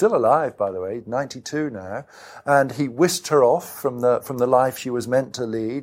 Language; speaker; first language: English; native; English